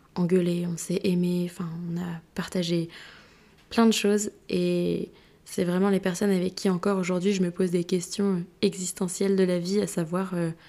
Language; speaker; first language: French; native; French